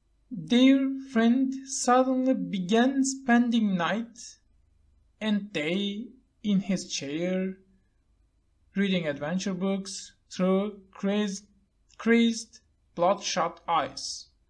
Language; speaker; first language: English; non-native, fluent; Turkish